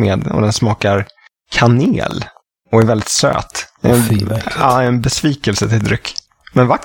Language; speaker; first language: Swedish; native; Swedish